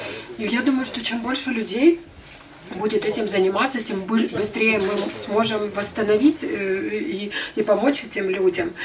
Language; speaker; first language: Russian; native; Russian